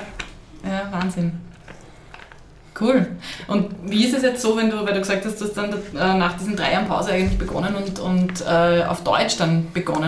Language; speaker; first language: German; native; German